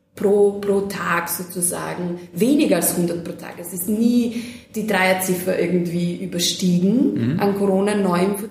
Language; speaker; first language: German; non-native, fluent; Serbian